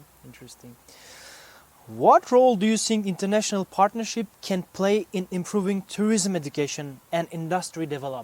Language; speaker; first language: English; non-native, fluent; Uzbek